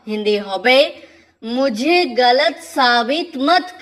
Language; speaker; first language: Hindi; non-native, fluent; Bangla